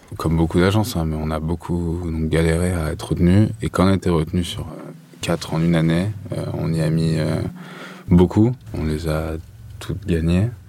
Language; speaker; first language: French; native; French